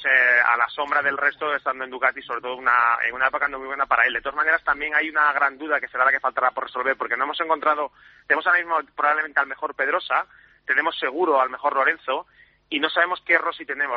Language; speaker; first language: Spanish; native; Spanish